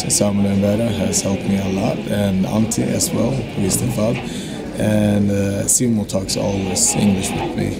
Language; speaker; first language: English; non-native, fluent; Swedish